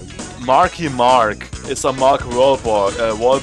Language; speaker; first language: German; native; German